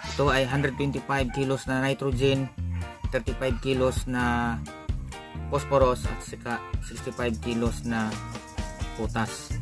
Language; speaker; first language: Filipino; non-native, local second language; Cebuano